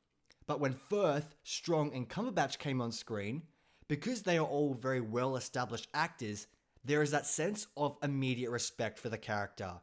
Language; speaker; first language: English; native; English